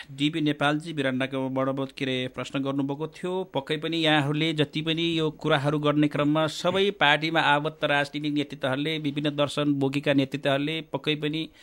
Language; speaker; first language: Nepali; non-native, local second language; Eastern Tamang